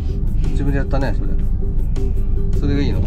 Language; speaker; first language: Japanese; native; Japanese